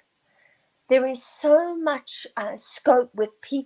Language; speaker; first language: English; native; English